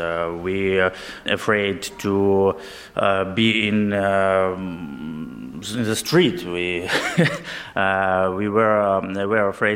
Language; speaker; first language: English; non-native, learner; Ukrainian